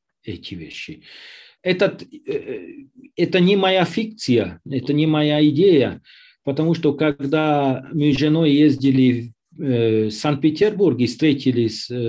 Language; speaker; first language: Russian; non-native, learner; Hungarian